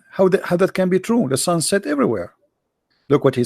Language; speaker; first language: English; non-native, local second language; Arabic